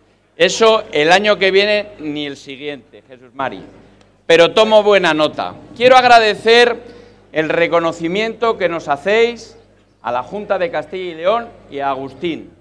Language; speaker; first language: Spanish; native; Spanish